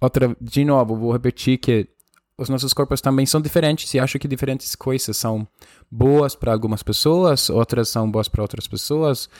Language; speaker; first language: Portuguese; non-native, fluent; Spanish